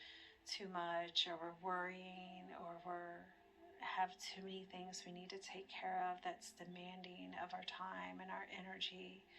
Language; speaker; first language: English; native; English